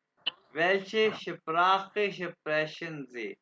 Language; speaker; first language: German; non-native, fluent; Urdu